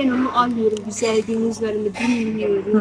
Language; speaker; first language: Turkish; native; Turkish